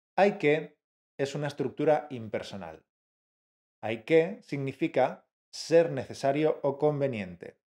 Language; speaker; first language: Spanish; native; Spanish